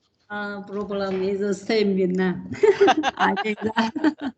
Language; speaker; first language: English; non-native, learner; Vietnamese